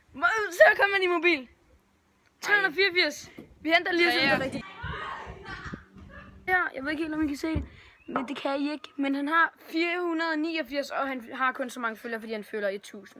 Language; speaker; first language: Danish; native; Danish